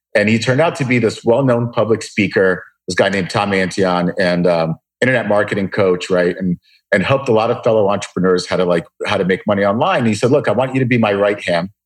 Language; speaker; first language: English; early bilingual, other home language; Russian